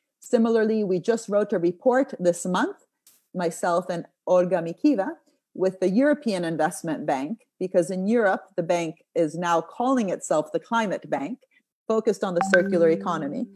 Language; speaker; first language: English; non-native, fluent; Italian